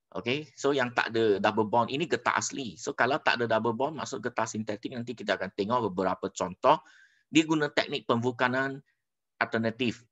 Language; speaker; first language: Malay; non-native, local second language; Chinese